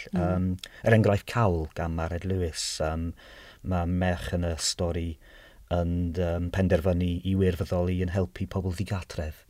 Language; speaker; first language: Welsh; non-native, fluent; English